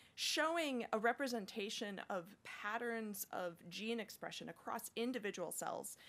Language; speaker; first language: English; native; English